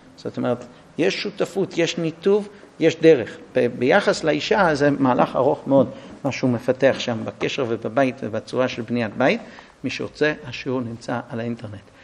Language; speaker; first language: Hebrew; non-native, fluent; English